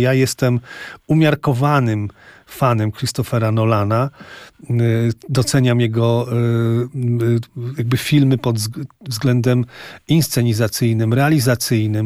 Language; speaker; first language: Polish; native; Polish